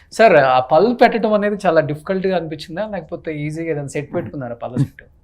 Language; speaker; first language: Telugu; native; Telugu